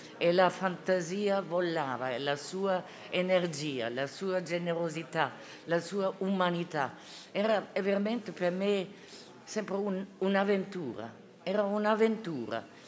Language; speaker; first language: Italian; non-native, fluent; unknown